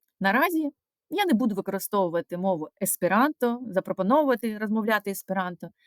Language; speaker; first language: Ukrainian; non-native, local second language; Russian